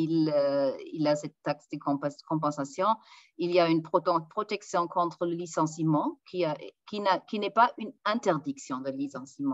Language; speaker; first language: French; non-native, fluent; German